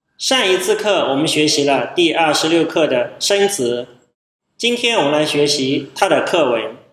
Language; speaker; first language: Chinese; non-native, fluent; Thai